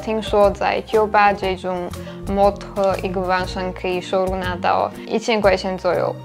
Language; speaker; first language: Chinese; non-native, fluent; Slovak